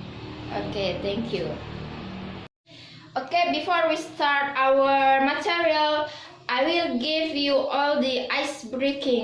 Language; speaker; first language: English; non-native, learner; Indonesian